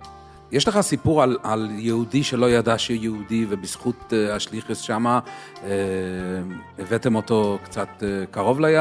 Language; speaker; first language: Hebrew; native; Hebrew